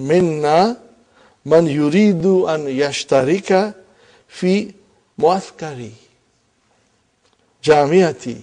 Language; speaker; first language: Arabic; non-native, fluent; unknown